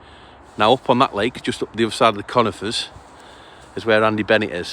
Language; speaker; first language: English; native; English